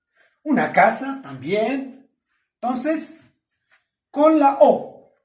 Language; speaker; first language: Spanish; non-native, fluent; Arabic